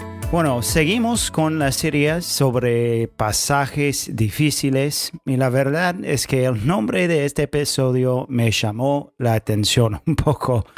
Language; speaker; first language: Spanish; non-native, fluent; English